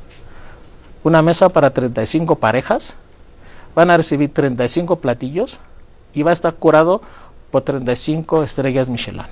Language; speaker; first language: Spanish; non-native, fluent; Greek